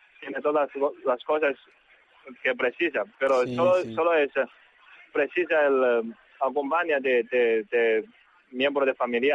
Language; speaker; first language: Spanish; non-native, learner; Chinese